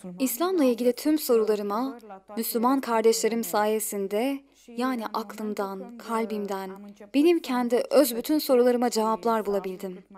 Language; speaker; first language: Turkish; non-native, fluent; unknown